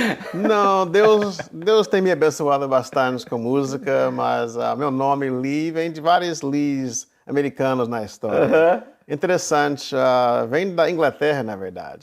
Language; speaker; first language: Portuguese; non-native, fluent; English